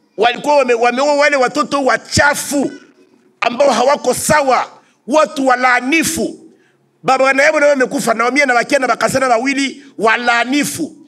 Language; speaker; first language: Swahili; non-native, local second language; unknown